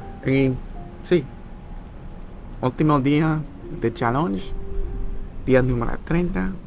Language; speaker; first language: Spanish; non-native, learner; English